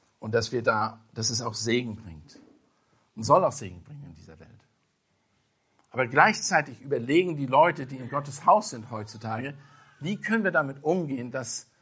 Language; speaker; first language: German; non-native, fluent; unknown